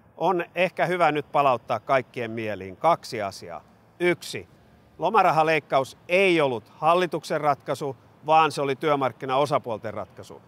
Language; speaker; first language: Finnish; native; Finnish